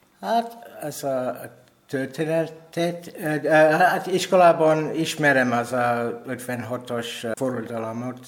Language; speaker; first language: Hungarian; non-native, learner; English